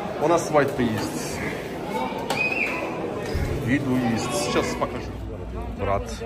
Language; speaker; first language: Russian; non-native, learner; Turkish